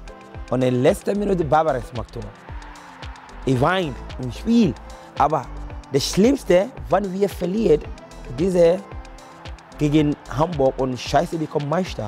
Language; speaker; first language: German; non-native, fluent; Akan